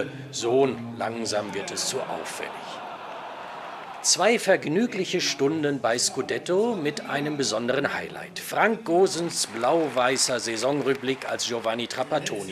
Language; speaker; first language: German; native; German